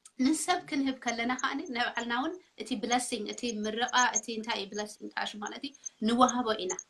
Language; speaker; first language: Tigrinya; early bilingual, heritage; Tigrinya